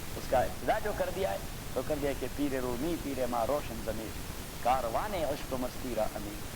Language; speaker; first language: Urdu; non-native, local second language; Pashto